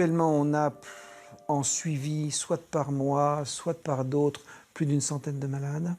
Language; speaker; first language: French; native; French